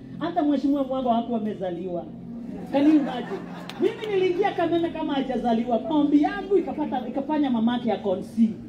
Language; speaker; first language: Swahili; non-native, local second language; Kikuyu